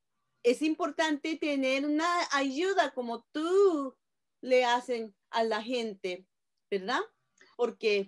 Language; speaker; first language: Spanish; non-native, fluent; Japanese